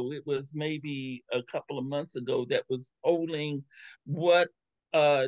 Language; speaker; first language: English; native; English